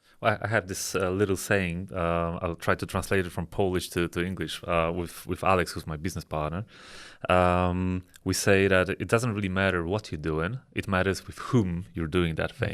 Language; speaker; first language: English; non-native, fluent; Polish